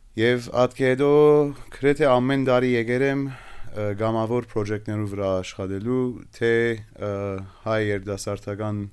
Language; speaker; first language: Armenian; early bilingual, heritage; Armenian